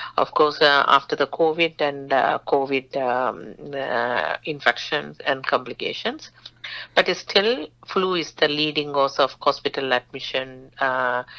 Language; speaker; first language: English; non-native, local second language; Tamil